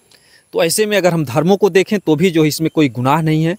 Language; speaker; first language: Hindi; native; Hindi